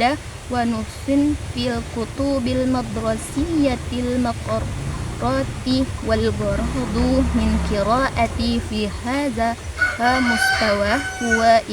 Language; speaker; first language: Arabic; non-native, learner; Indonesian